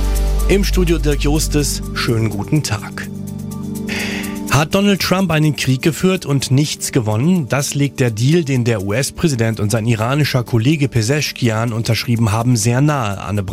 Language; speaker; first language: German; native; German